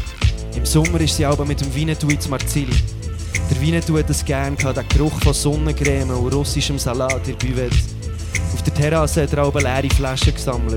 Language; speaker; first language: German; native; German